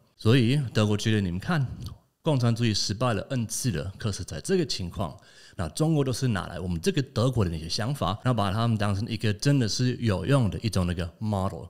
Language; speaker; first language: Chinese; non-native, fluent; German